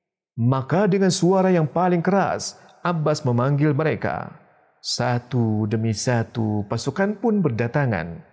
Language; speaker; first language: Indonesian; native; Indonesian